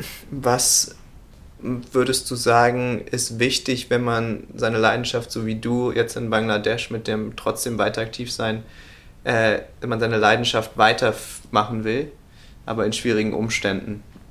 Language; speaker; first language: German; native; German